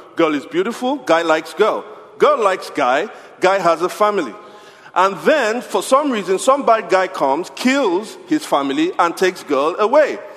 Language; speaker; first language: English; non-native, local second language; Yoruba